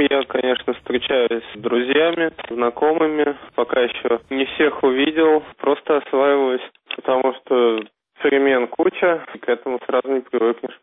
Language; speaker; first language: Russian; native; Russian